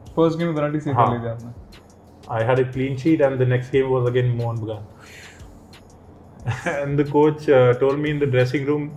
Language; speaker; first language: English; non-native, local second language; Punjabi